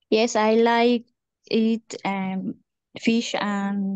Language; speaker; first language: English; non-native, learner; Arabic